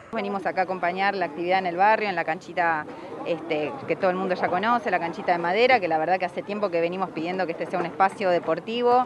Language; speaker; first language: Spanish; native; Spanish